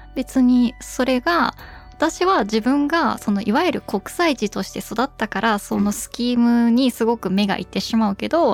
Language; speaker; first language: Japanese; early bilingual, heritage; Japanese